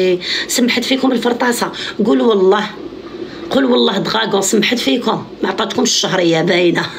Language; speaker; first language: Arabic; native; Arabic